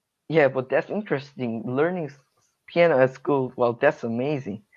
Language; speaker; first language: English; non-native, learner; Korean